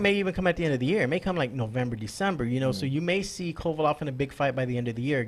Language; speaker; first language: English; native; English